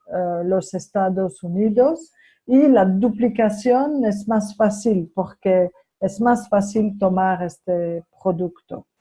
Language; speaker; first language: Spanish; non-native, fluent; French